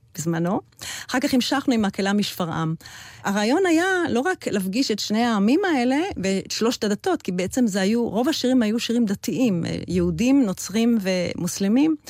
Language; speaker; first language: Hebrew; early bilingual, heritage; Hebrew